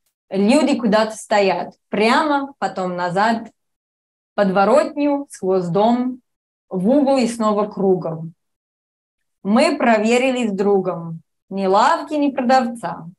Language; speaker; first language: Russian; non-native, fluent; English